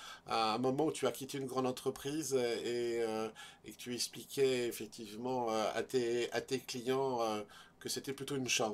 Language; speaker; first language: French; native; French